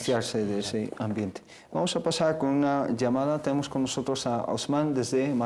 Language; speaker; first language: Spanish; native; Spanish